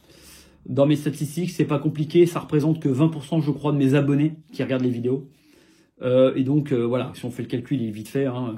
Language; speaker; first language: French; native; French